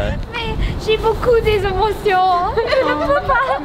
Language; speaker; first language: French; non-native, learner; English